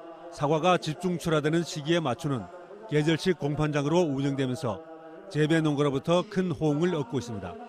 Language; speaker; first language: Korean; native; Korean